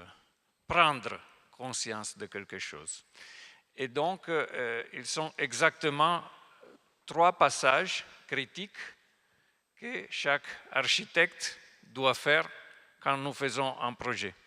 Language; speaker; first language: French; non-native, fluent; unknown